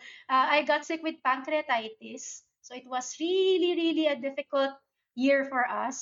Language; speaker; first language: English; non-native, local second language; Filipino